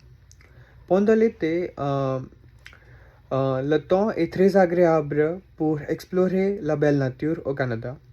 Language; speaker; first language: French; non-native, learner; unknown